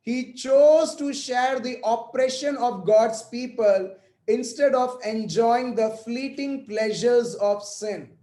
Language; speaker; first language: English; non-native, local second language; Hindi